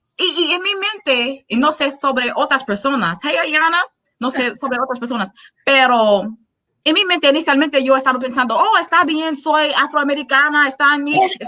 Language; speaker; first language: Spanish; non-native, learner; English